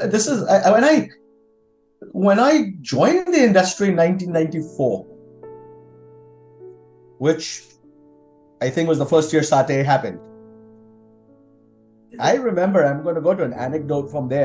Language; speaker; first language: English; non-native, local second language; Hindi